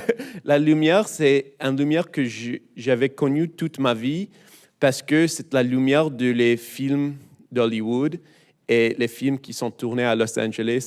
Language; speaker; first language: French; non-native, learner; English